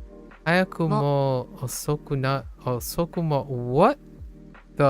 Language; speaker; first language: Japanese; non-native, learner; English